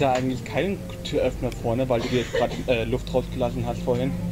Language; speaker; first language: German; native; German